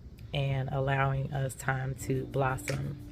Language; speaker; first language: English; native; English